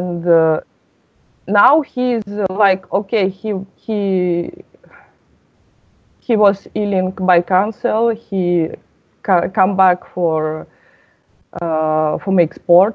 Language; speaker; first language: English; non-native, learner; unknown